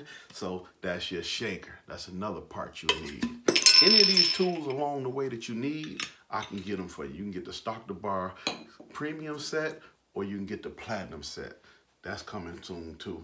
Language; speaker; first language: English; native; English